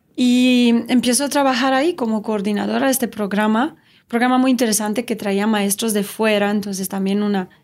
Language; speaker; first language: Spanish; non-native, fluent; Romanian